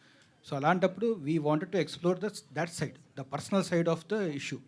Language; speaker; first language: Telugu; native; Telugu